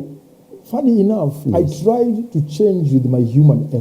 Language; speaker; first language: English; non-native, local second language; Swahili